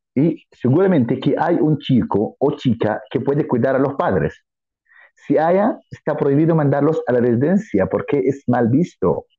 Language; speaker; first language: Spanish; non-native, fluent; Arabic